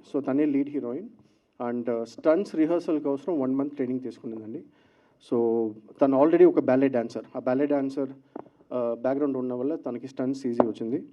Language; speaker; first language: Telugu; native; Telugu